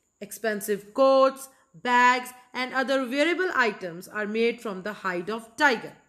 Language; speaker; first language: English; non-native, local second language; Punjabi